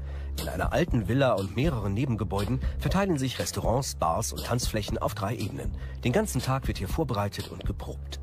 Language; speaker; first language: German; native; German